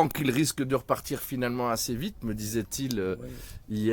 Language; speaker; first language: French; native; French